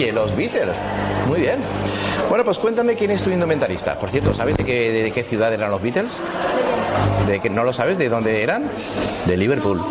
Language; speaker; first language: Spanish; native; Spanish